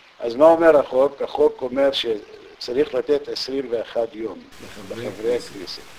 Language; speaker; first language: Hebrew; non-native, local second language; Arabic